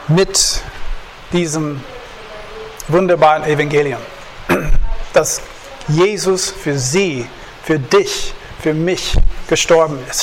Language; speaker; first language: German; non-native, fluent; English